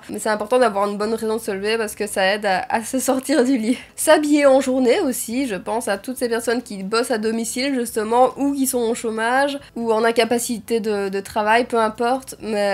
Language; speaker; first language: French; native; French